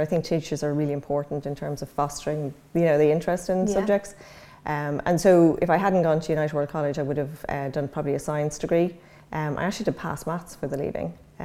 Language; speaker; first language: English; native; English